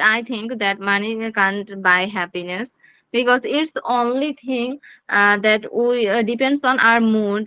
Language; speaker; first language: English; non-native, learner; Bangla